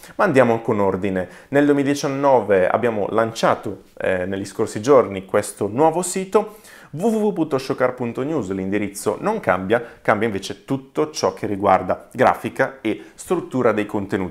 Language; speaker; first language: Italian; native; Italian